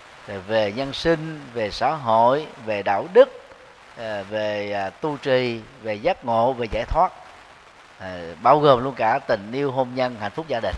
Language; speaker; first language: Vietnamese; native; Vietnamese